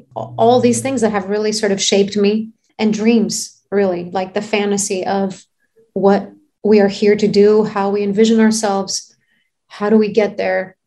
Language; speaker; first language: English; non-native, fluent; Greek